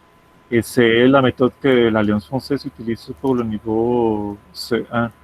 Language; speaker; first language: French; non-native, fluent; Spanish